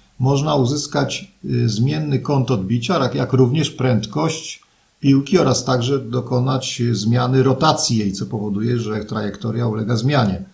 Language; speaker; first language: Polish; native; Polish